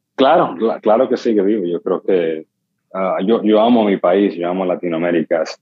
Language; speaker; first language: Spanish; native; Spanish